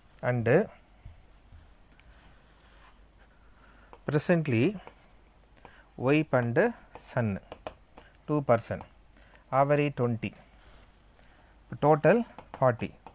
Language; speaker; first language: English; non-native, local second language; Tamil